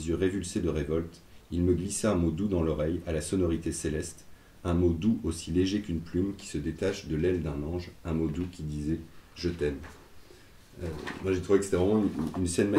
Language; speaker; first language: French; native; French